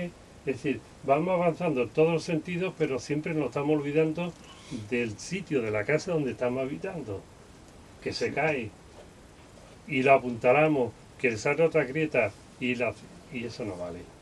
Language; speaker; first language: Spanish; native; Spanish